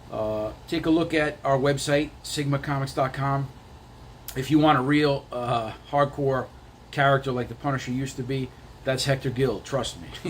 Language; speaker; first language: English; native; English